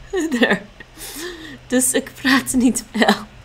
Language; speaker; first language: Dutch; non-native, learner; English